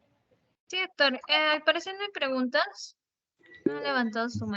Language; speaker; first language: Spanish; native; Spanish